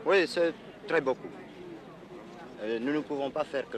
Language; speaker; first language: French; non-native, learner; Czech